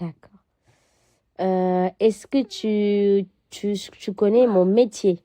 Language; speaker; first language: French; non-native, fluent; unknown